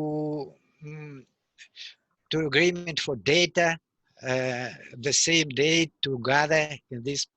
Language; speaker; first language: English; non-native, learner; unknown